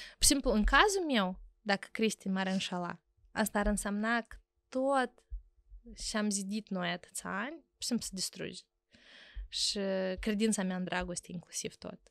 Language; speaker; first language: Romanian; native; Romanian